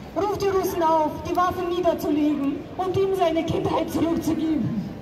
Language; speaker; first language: German; non-native, fluent; Ukrainian